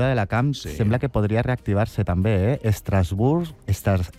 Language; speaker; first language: Catalan; native; Catalan